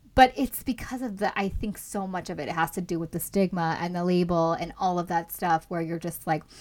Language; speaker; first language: English; native; English